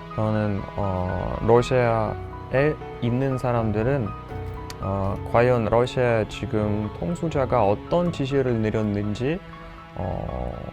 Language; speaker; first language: Korean; non-native, fluent; Russian